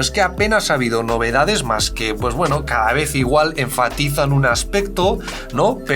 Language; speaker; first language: Spanish; native; Spanish